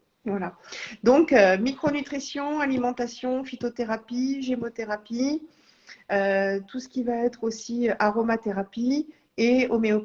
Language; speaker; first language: French; native; French